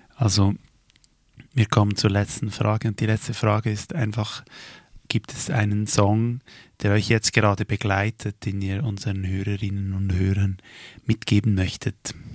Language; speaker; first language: German; native; German